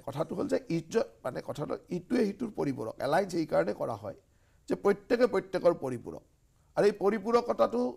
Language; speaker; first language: Assamese; native; Assamese